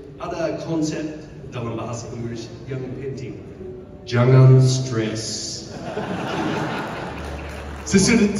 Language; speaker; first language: Indonesian; non-native, learner; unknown